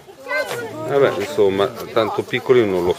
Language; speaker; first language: Italian; native; Italian